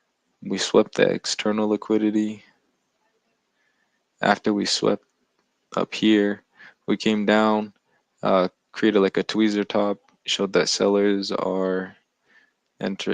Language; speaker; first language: English; native; English